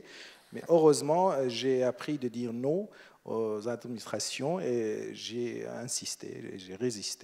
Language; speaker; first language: French; non-native, fluent; Persian